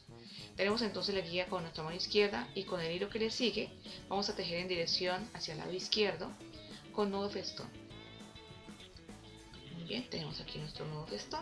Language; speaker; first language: Spanish; native; Spanish